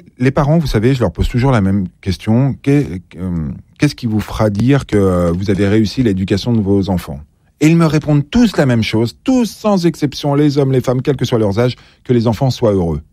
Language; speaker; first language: French; native; French